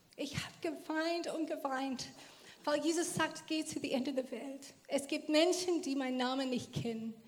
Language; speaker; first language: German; non-native, fluent; English